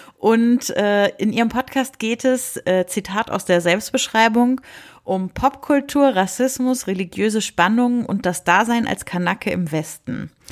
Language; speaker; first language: German; native; German